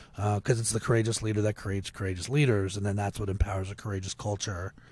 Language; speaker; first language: English; native; English